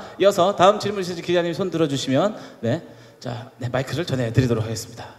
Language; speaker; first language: Korean; native; Korean